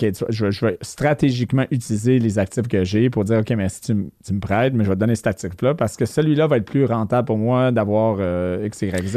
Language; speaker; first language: French; native; French